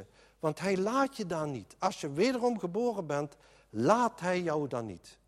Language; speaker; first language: Dutch; native; Dutch